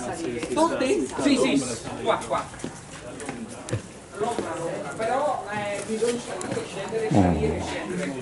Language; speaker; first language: Italian; non-native, learner; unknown